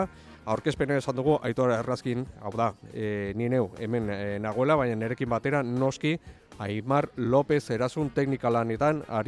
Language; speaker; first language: Basque; native; Basque